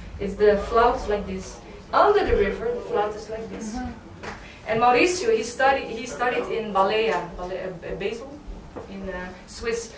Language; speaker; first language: English; non-native, fluent; Dutch